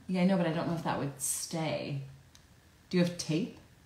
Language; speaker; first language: English; native; English